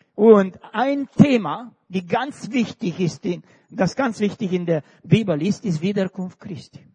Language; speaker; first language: German; non-native, fluent; Romanian